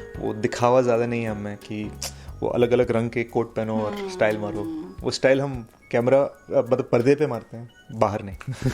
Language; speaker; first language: Hindi; non-native, fluent; Telugu